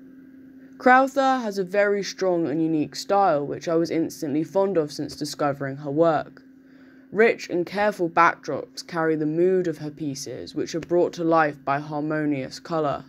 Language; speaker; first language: English; native; English